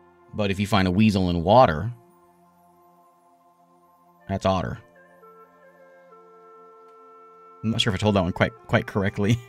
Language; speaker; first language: English; native; English